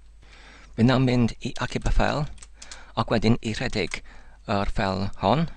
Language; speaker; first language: Welsh; non-native, learner; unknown